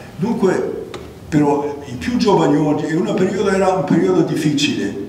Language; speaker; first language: Italian; non-native, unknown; Greek